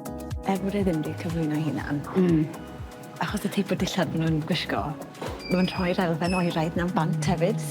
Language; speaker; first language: Welsh; native; Welsh